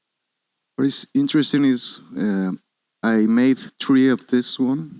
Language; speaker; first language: English; non-native, learner; Spanish